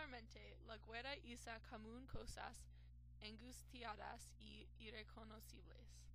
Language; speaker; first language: Spanish; non-native, learner; English